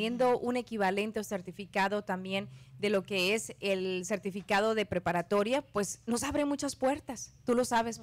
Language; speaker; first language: Spanish; native; Spanish